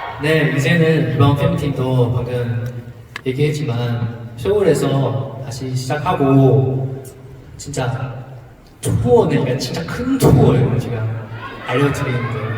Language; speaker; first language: Korean; non-native, learner; Chinese